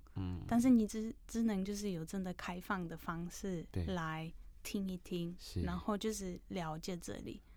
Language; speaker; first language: Chinese; non-native, fluent; Polish